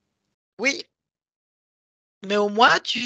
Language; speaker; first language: French; native; French